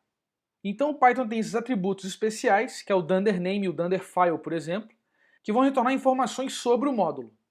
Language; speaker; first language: Portuguese; native; Portuguese